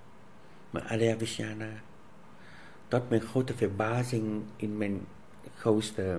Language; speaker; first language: Dutch; non-native, fluent; Vietnamese